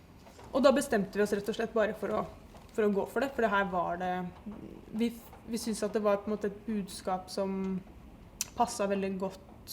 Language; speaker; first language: Norwegian; native; Norwegian